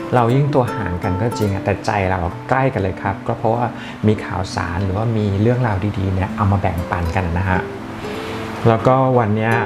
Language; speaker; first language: Thai; native; Thai